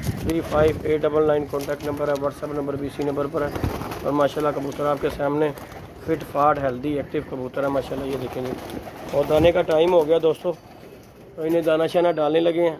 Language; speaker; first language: Hindi; non-native, local second language; Punjabi